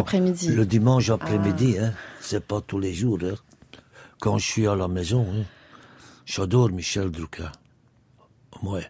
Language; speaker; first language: French; non-native, local second language; Dutch